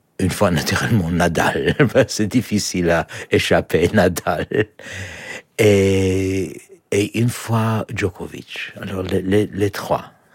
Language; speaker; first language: French; non-native, fluent; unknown